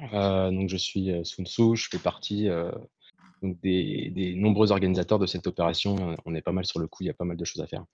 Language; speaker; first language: French; native; French